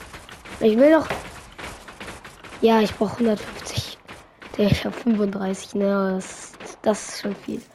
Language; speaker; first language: German; native; German